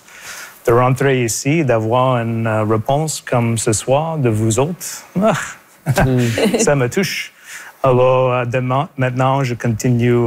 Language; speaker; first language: French; non-native, local second language; English